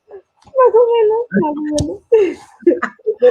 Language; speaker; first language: Spanish; non-native, fluent; English